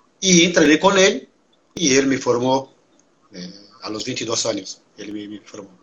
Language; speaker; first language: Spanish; non-native, fluent; Portuguese